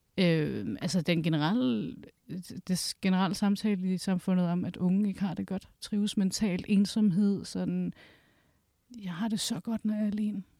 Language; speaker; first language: Danish; early bilingual, other home language; Kurdish